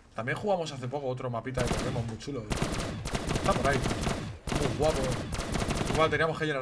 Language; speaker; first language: Spanish; native; Spanish